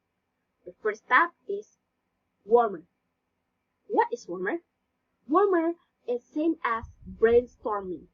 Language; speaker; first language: English; non-native, learner; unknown